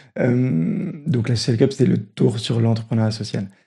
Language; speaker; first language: French; native; French